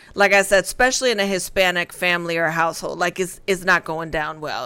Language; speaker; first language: English; early bilingual, other home language; Spanish